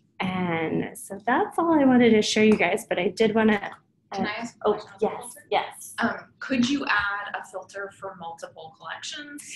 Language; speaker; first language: English; native; English